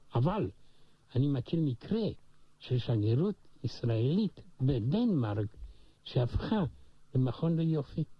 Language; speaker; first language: Hebrew; non-native, fluent; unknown